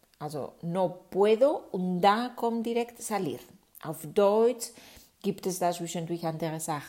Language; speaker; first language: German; non-native, fluent; Spanish